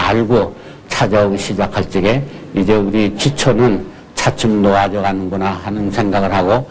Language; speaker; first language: Korean; native; Korean